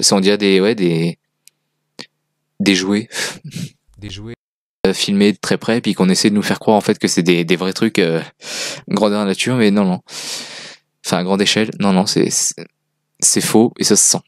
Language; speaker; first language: French; native; French